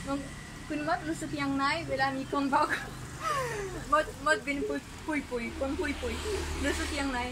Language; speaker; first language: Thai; non-native, learner; French